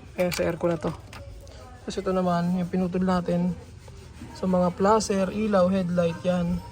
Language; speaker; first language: Filipino; native; Filipino